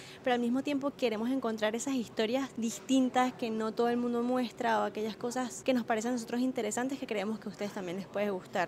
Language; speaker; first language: Spanish; native; Spanish